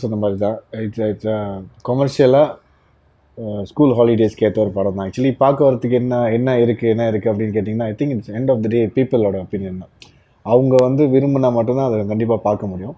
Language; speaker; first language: Tamil; native; Tamil